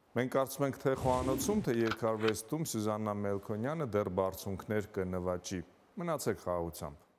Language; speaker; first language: Armenian; native; Armenian